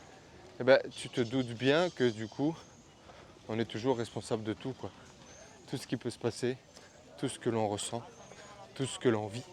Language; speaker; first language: French; native; French